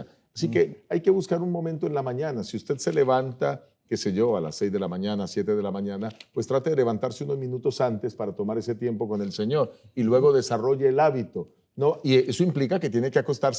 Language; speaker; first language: Spanish; native; Spanish